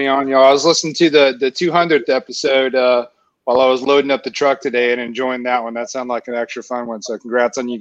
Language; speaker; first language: English; native; English